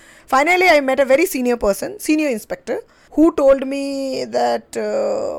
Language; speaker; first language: English; non-native, local second language; Bangla